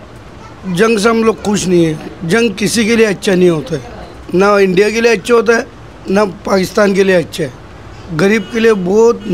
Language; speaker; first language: Hindi; non-native, local second language; Bangla